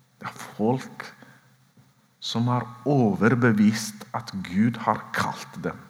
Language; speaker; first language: Norwegian; non-native, fluent; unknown